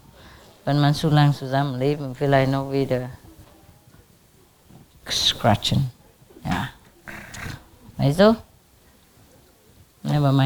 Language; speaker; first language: German; non-native, learner; Vietnamese